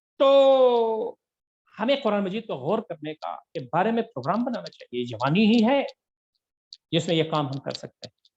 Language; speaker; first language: Urdu; native; Urdu